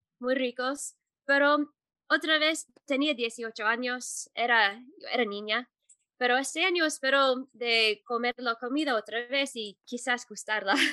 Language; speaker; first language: Spanish; non-native, fluent; English